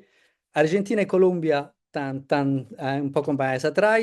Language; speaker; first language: Portuguese; non-native, fluent; Italian